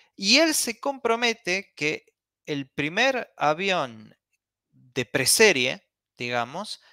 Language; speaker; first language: Spanish; native; Spanish